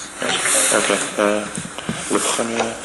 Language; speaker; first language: French; non-native, learner; English